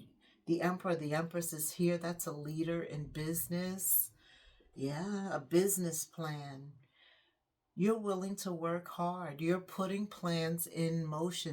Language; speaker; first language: English; native; English